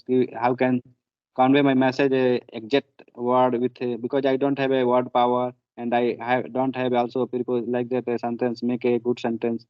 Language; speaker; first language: English; non-native, learner; Hindi